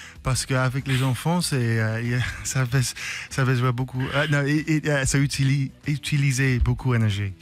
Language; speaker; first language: French; non-native, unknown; English